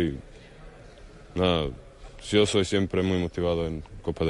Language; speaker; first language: Spanish; non-native, fluent; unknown